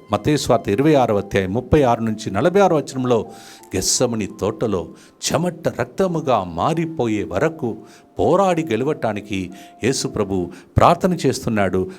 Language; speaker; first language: Telugu; non-native, fluent; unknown